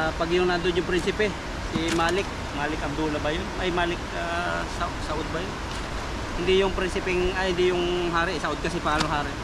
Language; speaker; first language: Filipino; native; Filipino